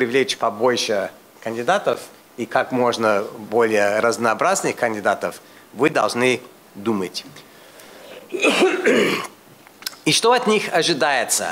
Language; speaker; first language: Russian; non-native, fluent; English